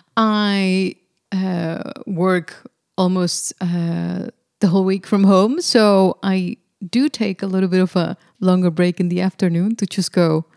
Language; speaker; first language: English; non-native, fluent; Spanish